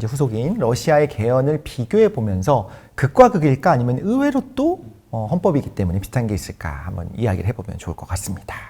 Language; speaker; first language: Korean; native; Korean